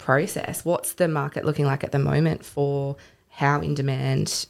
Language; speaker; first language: English; native; English